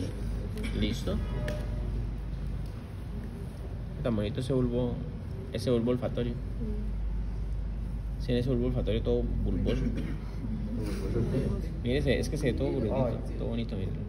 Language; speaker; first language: Spanish; native; Spanish